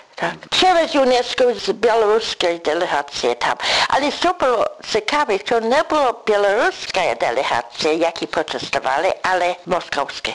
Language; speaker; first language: Polish; non-native, learner; English